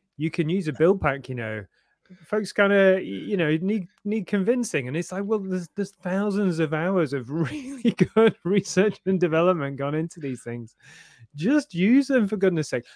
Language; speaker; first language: English; native; English